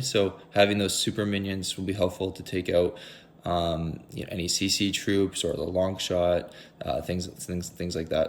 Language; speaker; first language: English; native; English